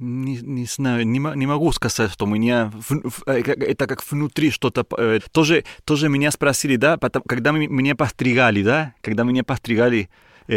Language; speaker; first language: Russian; non-native, learner; Spanish